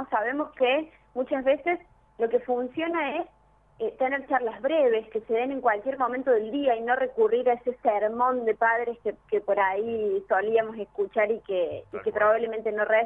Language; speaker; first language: Spanish; native; Spanish